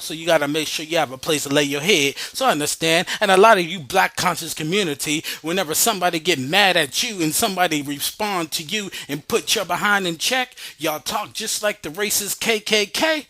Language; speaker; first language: English; native; English